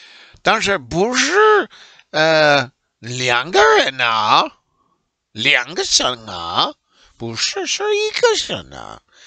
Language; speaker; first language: Chinese; non-native, learner; English